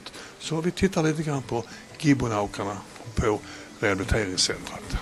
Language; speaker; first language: Swedish; native; Swedish